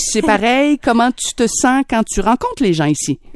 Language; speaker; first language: French; native; French